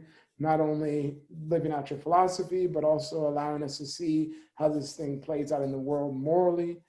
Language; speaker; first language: English; native; English